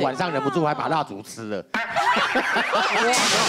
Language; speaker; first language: Chinese; native; Chinese